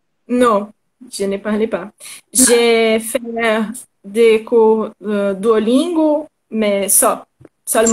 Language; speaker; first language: French; non-native, learner; Portuguese